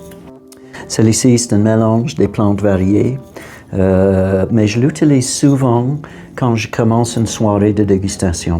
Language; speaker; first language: French; non-native, fluent; English